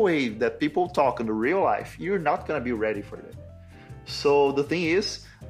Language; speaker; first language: English; non-native, fluent; Portuguese